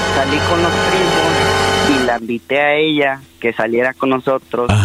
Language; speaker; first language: Spanish; early bilingual, heritage; Spanish